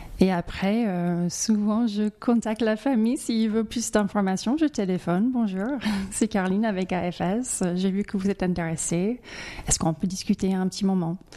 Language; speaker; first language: French; non-native, fluent; English